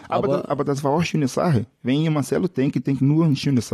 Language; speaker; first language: German; non-native, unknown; Portuguese